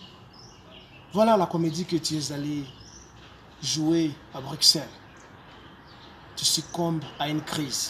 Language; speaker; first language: French; non-native, local second language; Lingala